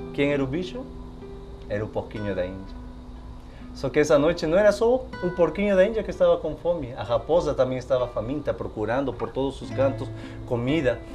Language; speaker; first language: Portuguese; non-native, fluent; Spanish